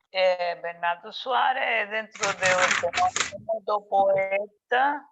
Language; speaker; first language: Portuguese; non-native, learner; Spanish